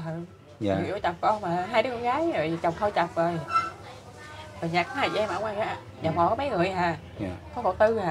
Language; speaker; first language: Vietnamese; native; Vietnamese